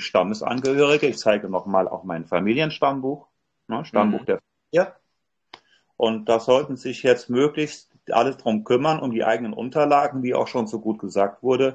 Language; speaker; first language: German; native; German